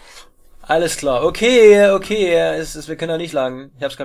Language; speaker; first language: German; native; German